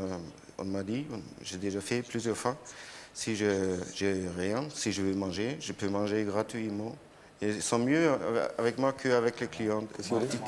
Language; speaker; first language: French; non-native, learner; German